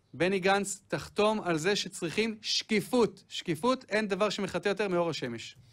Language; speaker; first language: Hebrew; native; Hebrew